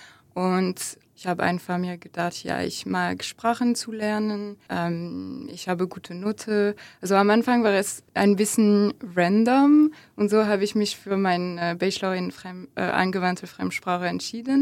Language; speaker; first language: German; non-native, fluent; French